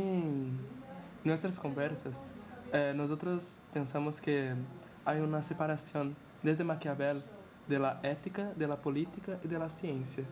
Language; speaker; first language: Spanish; non-native, fluent; Portuguese